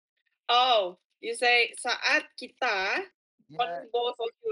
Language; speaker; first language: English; non-native, fluent; Indonesian